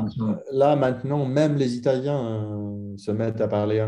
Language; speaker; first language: French; non-native, fluent; Italian